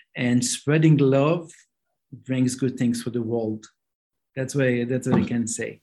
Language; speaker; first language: English; non-native, fluent; Hebrew